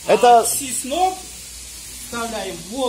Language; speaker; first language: Russian; non-native, learner; Tajik